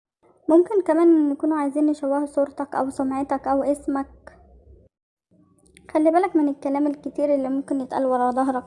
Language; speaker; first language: Arabic; native; Arabic